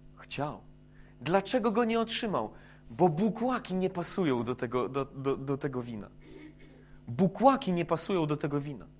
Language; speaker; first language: Polish; non-native, fluent; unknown